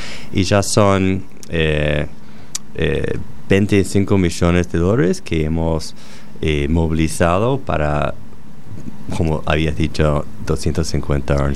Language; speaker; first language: Spanish; non-native, fluent; English